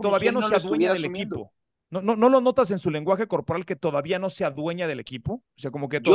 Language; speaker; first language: Spanish; native; Spanish